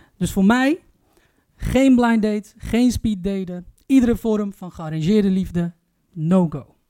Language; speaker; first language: Dutch; early bilingual, other home language; Turkish